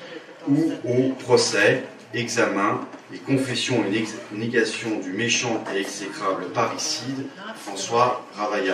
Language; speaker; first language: French; native; French